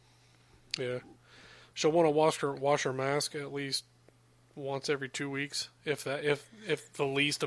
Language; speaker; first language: English; native; English